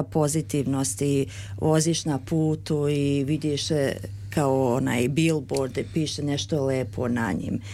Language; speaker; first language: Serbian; early bilingual, heritage; Serbian